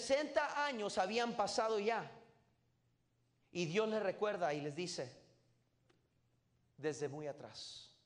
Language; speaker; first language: Spanish; native; Spanish